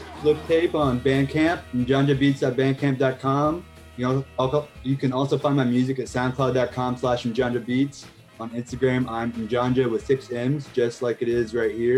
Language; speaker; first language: English; native; English